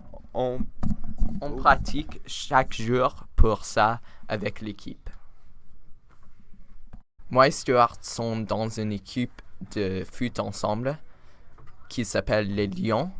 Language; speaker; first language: French; non-native, learner; English